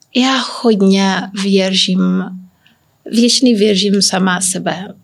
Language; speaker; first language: Czech; non-native, fluent; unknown